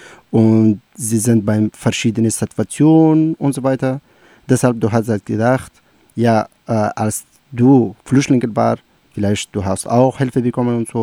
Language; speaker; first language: German; non-native, learner; Persian